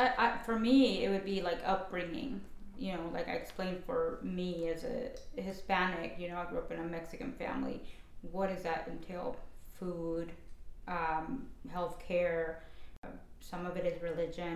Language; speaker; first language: English; native; English